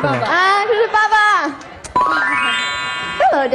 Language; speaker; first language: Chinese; non-native, fluent; English